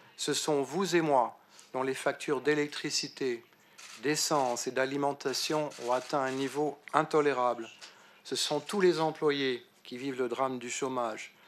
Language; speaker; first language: French; native; French